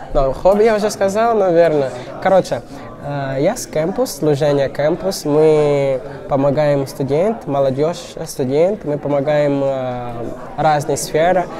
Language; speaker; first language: Russian; non-native, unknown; Portuguese